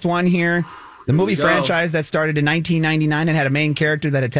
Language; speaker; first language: English; native; English